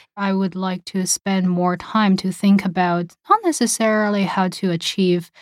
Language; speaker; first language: English; early bilingual, other home language; Chinese